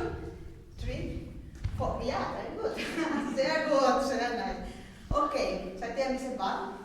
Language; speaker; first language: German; non-native, fluent; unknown